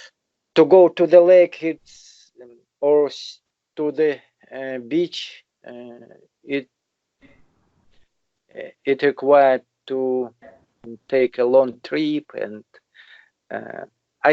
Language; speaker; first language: English; non-native, learner; Russian